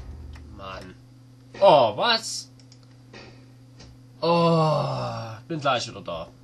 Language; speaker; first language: German; native; German